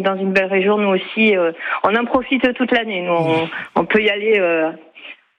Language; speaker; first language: French; native; French